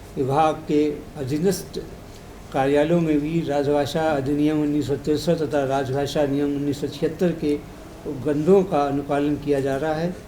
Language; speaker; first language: Hindi; native; Hindi